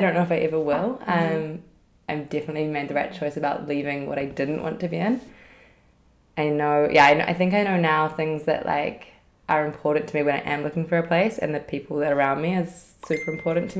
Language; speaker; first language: English; native; English